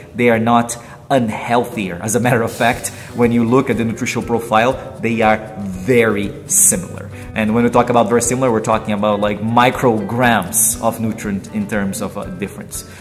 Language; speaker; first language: English; non-native, fluent; Portuguese